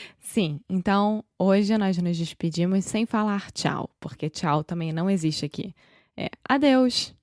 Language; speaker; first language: Portuguese; native; Portuguese